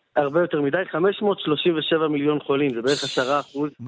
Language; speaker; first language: Hebrew; native; Hebrew